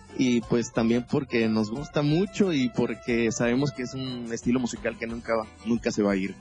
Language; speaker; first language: Spanish; native; Spanish